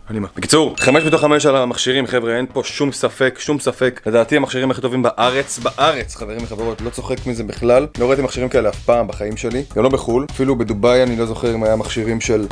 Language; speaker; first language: Hebrew; native; Hebrew